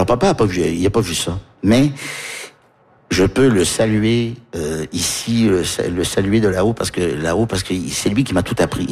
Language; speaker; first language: French; early bilingual, other home language; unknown